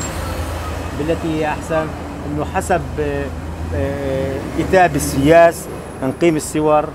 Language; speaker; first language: Arabic; native; Arabic